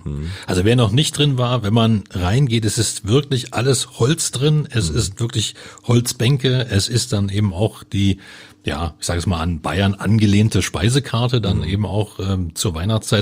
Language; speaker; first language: German; native; German